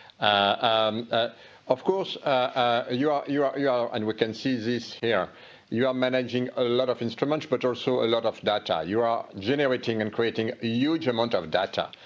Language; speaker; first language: English; non-native, fluent; French